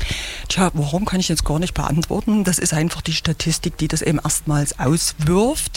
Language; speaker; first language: German; native; German